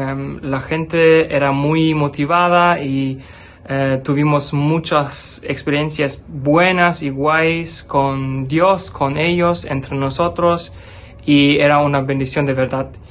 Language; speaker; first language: Spanish; non-native, fluent; German